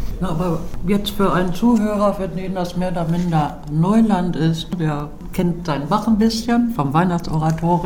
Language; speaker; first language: German; native; German